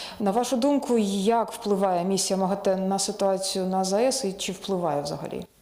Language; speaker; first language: Ukrainian; native; Ukrainian